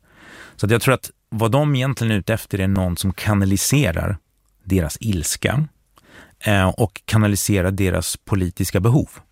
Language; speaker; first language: Swedish; native; Swedish